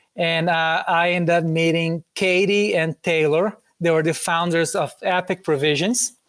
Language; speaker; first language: English; non-native, fluent; Portuguese